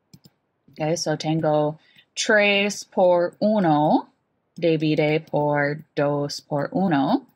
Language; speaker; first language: Spanish; non-native, fluent; English